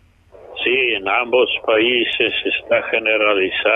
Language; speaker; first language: Spanish; non-native, fluent; English